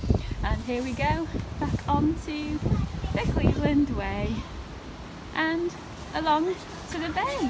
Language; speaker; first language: English; native; English